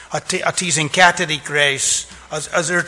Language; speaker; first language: Hungarian; non-native, fluent; English